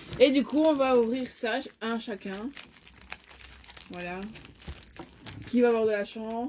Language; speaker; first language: French; native; French